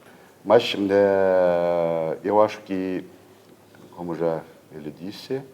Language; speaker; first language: Portuguese; non-native, fluent; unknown